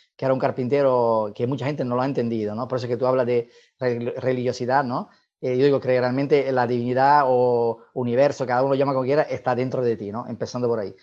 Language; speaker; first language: Spanish; non-native, fluent; Italian